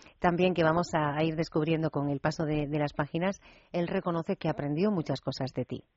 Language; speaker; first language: Spanish; native; Spanish